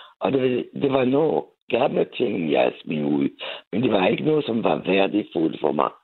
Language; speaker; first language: Danish; non-native, fluent; French